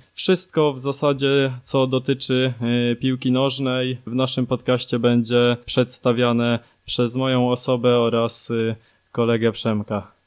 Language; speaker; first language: Polish; native; Polish